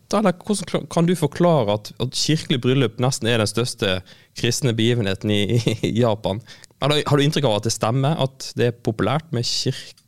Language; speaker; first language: Norwegian; native; Norwegian